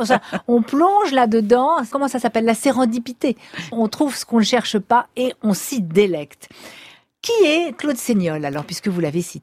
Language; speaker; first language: French; native; French